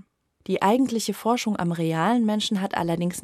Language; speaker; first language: German; native; German